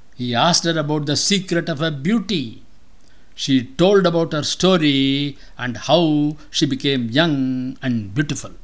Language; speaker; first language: English; non-native, local second language; Tamil